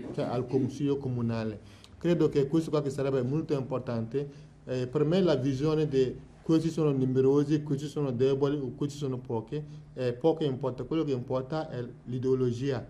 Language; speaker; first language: Italian; non-native, fluent; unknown